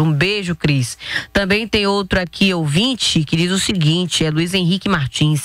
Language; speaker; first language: Portuguese; native; Portuguese